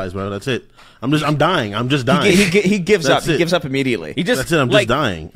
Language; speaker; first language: English; native; English